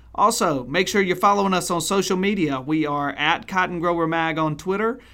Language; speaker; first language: English; native; English